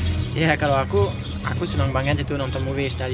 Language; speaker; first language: Indonesian; non-native, fluent; French